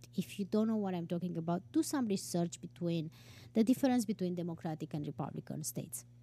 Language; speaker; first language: English; non-native, fluent; Romanian